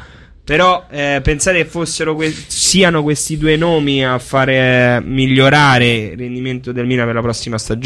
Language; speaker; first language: Italian; native; Italian